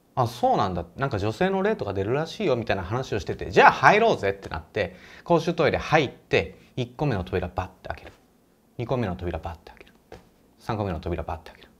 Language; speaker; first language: Japanese; native; Japanese